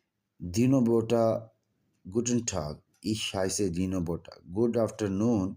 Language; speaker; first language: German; non-native, learner; Urdu